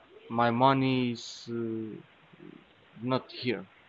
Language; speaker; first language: English; non-native, learner; Romanian